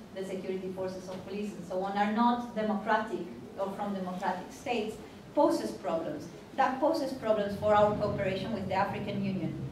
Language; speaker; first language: English; non-native, fluent; Spanish